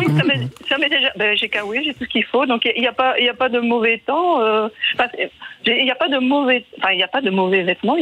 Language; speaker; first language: French; native; French